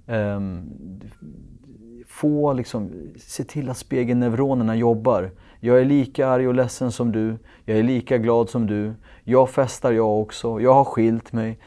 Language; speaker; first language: Swedish; early bilingual, other home language; Kurdish